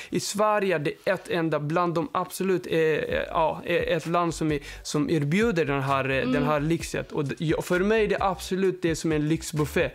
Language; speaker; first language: Swedish; non-native, fluent; Persian